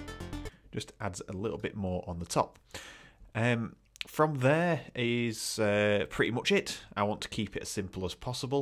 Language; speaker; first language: English; native; English